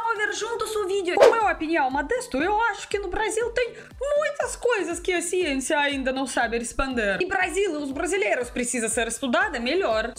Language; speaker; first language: Portuguese; non-native, learner; Russian